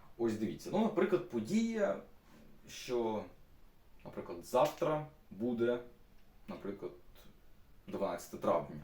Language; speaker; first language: Ukrainian; non-native, local second language; Russian